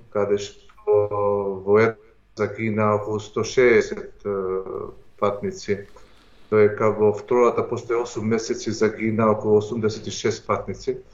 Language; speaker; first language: Macedonian; non-native, local second language; Albanian